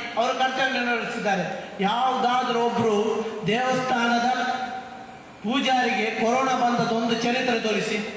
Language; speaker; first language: Kannada; non-native, local second language; Badaga